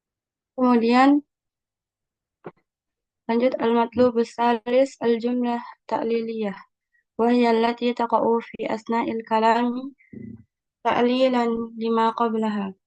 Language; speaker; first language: Arabic; non-native, learner; Indonesian